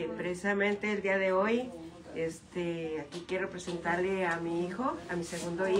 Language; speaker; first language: Spanish; native; Spanish